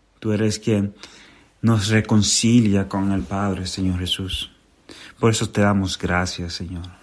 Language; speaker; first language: Spanish; native; Spanish